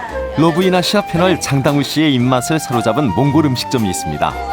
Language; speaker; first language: Korean; native; Korean